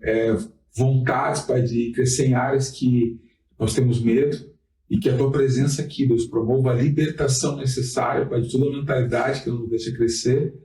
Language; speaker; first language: Portuguese; native; Portuguese